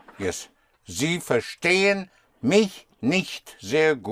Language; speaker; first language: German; non-native, fluent; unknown